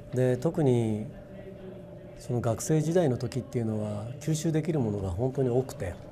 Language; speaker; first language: Japanese; native; Japanese